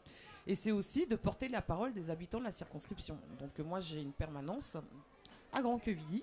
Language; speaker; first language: French; native; French